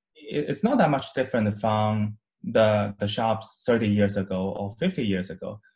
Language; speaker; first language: English; non-native, fluent; Chinese